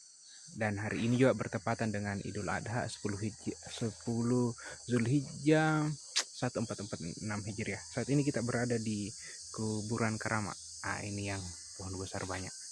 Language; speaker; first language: Indonesian; native; Indonesian